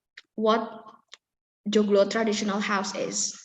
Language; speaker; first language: English; non-native, fluent; Indonesian